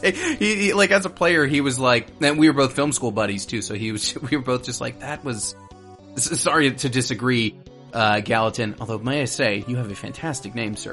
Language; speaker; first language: English; native; English